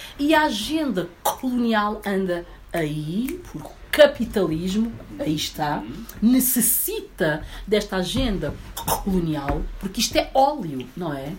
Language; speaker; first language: Portuguese; early bilingual, other home language; Upper Guinea Crioulo